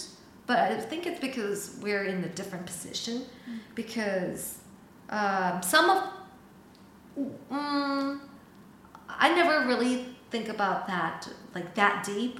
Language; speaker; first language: English; non-native, fluent; Chinese